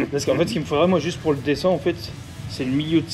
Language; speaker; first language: French; native; French